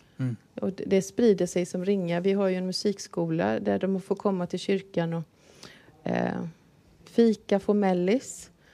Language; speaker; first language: Swedish; native; Swedish